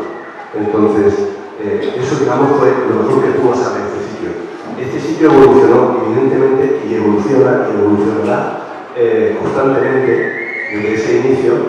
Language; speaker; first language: Spanish; native; Spanish